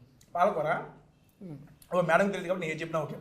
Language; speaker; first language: Telugu; native; Telugu